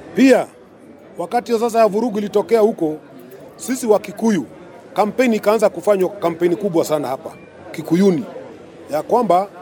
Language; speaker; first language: Swahili; non-native, local second language; Kikuyu